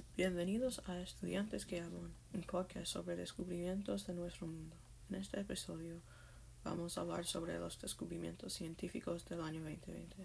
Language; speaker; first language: Spanish; non-native, learner; English